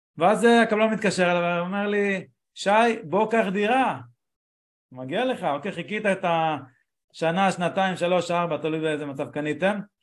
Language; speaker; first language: Hebrew; native; Hebrew